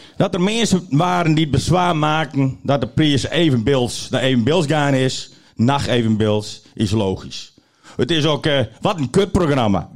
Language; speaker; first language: Dutch; non-native, local second language; Western Frisian